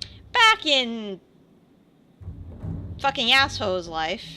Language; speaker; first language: English; native; English